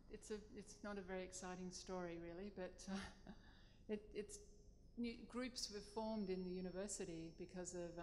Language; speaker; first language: English; native; English